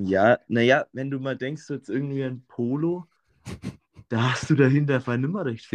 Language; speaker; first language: German; native; German